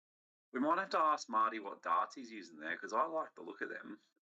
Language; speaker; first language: English; native; English